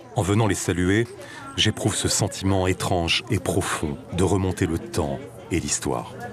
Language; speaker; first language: French; native; French